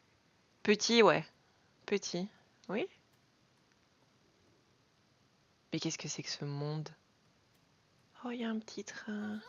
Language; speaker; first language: French; native; French